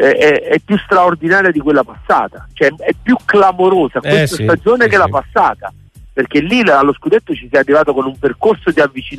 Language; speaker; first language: Italian; native; Italian